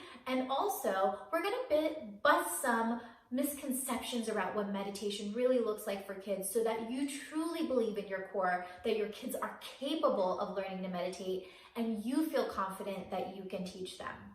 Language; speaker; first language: English; native; English